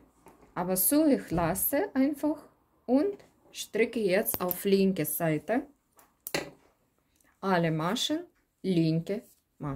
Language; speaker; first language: German; non-native, learner; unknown